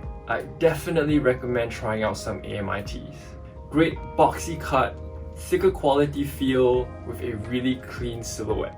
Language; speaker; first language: English; native; English